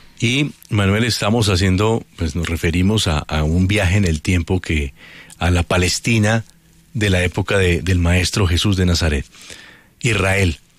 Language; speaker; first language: Spanish; native; Spanish